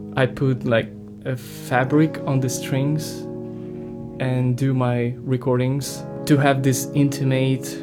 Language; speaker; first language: English; non-native, fluent; Ukrainian